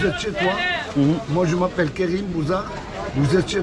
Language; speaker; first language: French; non-native, local second language; Arabic